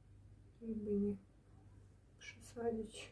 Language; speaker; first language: Polish; non-native, learner; Ukrainian